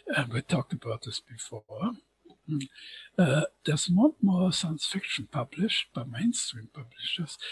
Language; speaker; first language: English; non-native, fluent; German